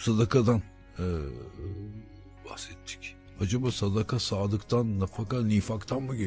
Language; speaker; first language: Turkish; native; Turkish